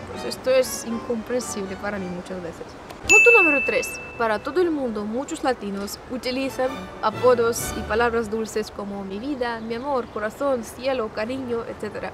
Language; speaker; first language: Spanish; non-native, fluent; Russian